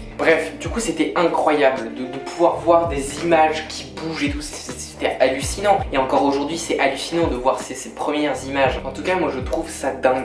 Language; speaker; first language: French; native; French